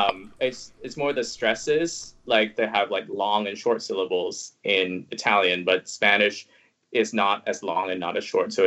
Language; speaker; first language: English; non-native, fluent; Cantonese